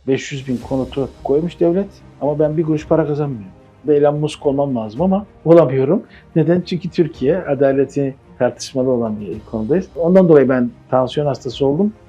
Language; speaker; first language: Turkish; native; Turkish